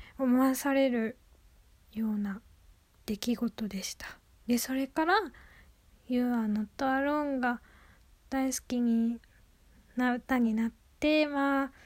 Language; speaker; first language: Japanese; native; Japanese